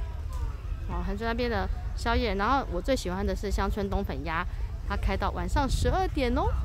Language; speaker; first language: Chinese; native; Chinese